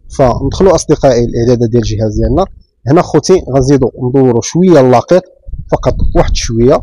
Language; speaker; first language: Arabic; native; Arabic